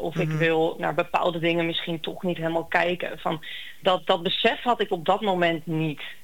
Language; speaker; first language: Dutch; native; Dutch